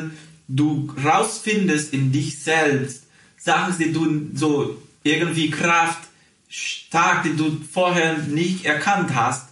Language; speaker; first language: German; early bilingual, heritage; Portuguese